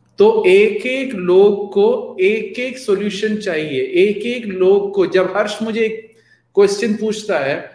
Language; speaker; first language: Hindi; non-native, local second language; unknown